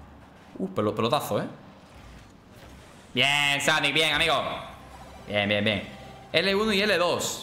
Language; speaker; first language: Spanish; native; Spanish